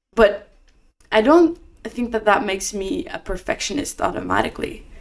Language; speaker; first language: English; non-native, fluent; Norwegian